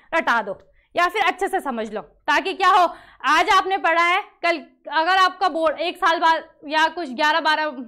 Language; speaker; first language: Hindi; native; Hindi